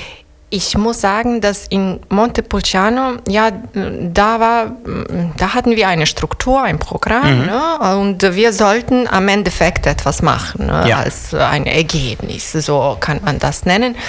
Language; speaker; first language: German; non-native, fluent; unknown